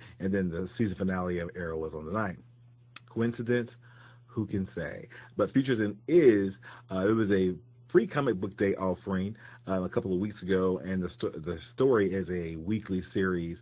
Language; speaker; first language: English; native; English